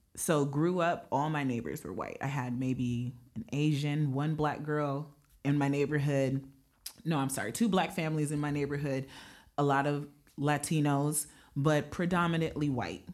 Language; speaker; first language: English; native; English